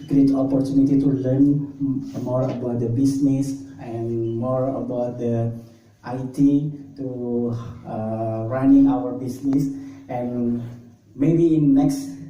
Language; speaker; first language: English; non-native, learner; Indonesian